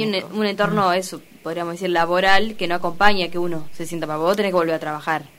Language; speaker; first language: Spanish; native; Spanish